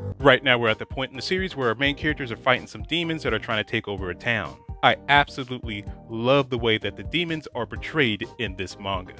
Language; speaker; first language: English; native; English